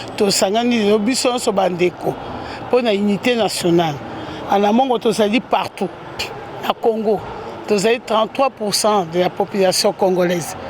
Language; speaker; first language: Lingala; native; Lingala